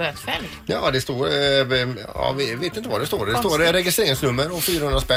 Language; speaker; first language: Swedish; native; Swedish